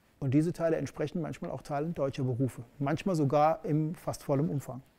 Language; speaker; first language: German; native; German